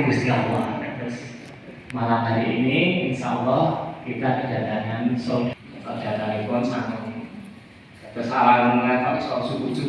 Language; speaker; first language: Indonesian; non-native, local second language; Javanese